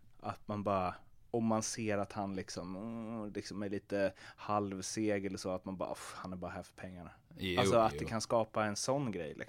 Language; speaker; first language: Swedish; native; Swedish